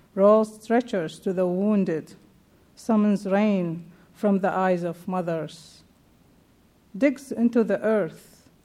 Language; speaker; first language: English; non-native, fluent; Arabic